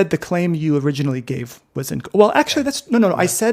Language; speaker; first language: English; native; English